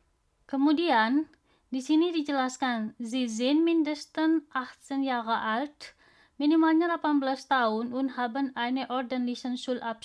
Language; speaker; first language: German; non-native, learner; Indonesian